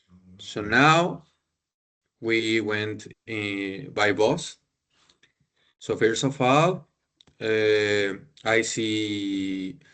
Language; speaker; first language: English; non-native, learner; Spanish